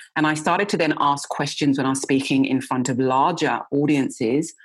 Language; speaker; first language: English; native; English